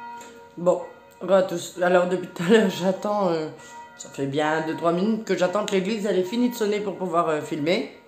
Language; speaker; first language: French; native; French